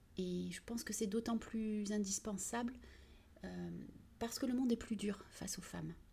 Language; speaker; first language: French; early bilingual, other home language; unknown